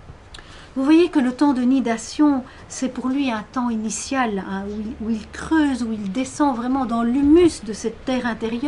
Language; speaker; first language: French; native; French